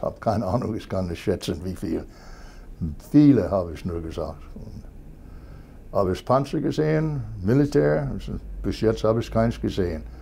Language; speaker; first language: German; non-native, learner; English